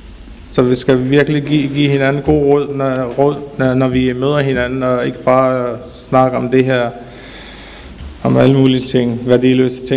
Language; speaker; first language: Danish; early bilingual, other home language; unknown